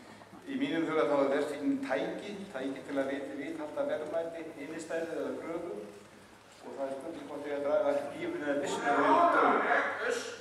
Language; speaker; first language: Icelandic; native; Icelandic